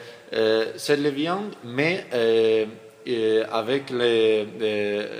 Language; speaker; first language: French; non-native, learner; Russian